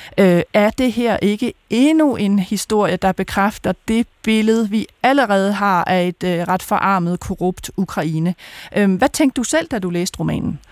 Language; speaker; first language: Danish; native; Danish